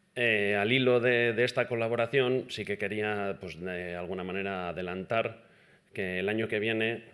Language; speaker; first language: Spanish; non-native, local second language; Basque